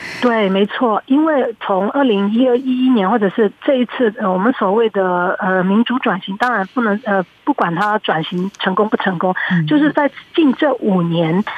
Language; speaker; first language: Chinese; early bilingual, heritage; Chinese